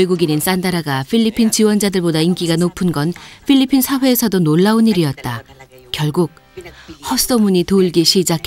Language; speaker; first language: Korean; native; Korean